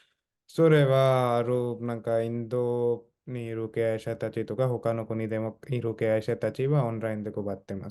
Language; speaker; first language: Japanese; non-native, fluent; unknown